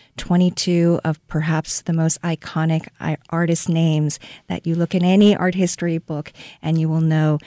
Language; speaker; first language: English; non-native, fluent; Korean